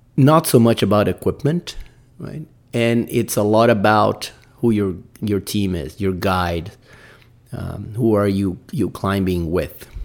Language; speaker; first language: English; non-native, fluent; Portuguese